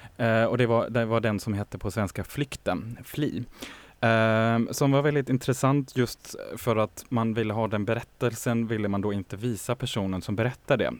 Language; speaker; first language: Swedish; non-native, fluent; German